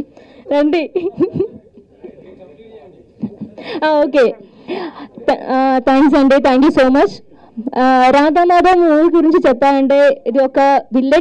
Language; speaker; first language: Telugu; non-native, learner; Malayalam